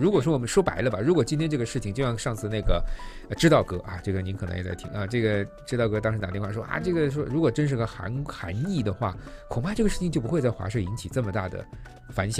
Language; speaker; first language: Chinese; native; Chinese